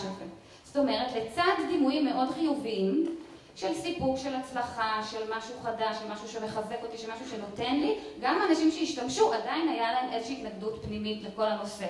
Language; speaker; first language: Hebrew; native; Hebrew